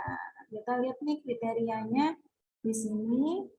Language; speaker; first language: Indonesian; native; Indonesian